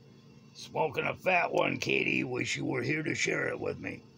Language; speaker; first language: English; native; English